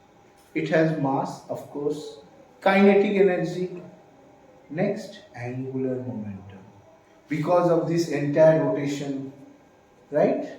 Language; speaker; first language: English; non-native, local second language; Bangla